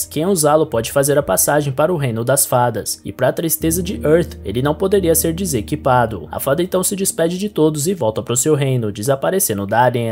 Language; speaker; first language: Portuguese; native; Portuguese